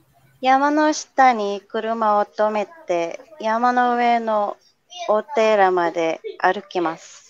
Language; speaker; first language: Japanese; non-native, learner; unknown